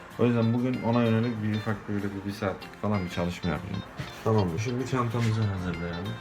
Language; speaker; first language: Turkish; native; Turkish